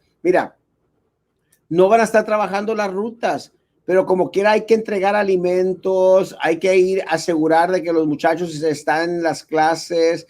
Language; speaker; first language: Spanish; non-native, local second language; English